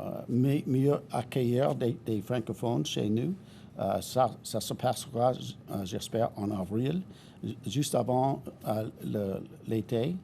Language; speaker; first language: French; non-native, fluent; English